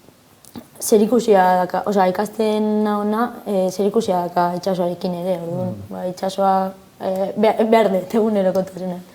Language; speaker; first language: Basque; non-native, local second language; Spanish